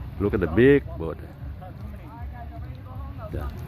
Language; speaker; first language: English; non-native, fluent; Lao